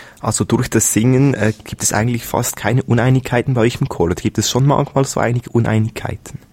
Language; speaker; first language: German; native; German